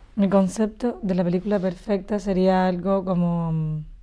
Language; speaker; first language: Spanish; native; Spanish